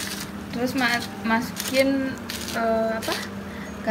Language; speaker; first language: German; non-native, learner; Indonesian